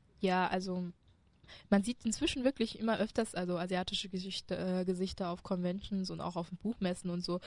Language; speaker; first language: German; early bilingual, other home language; Chinese